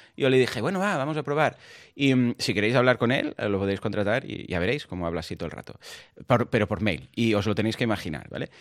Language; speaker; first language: Spanish; non-native, local second language; Catalan